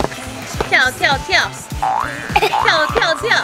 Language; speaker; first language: Chinese; native; Chinese